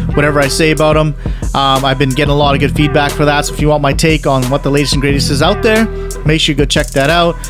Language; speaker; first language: English; native; English